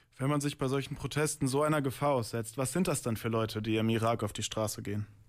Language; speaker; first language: German; native; German